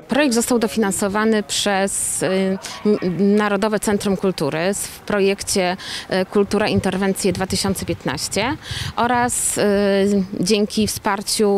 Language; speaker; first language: Polish; native; Polish